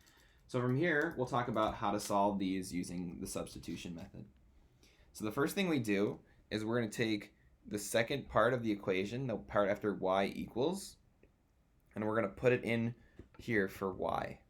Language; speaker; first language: English; native; English